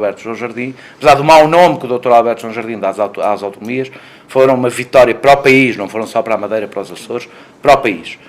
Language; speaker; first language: Portuguese; native; Portuguese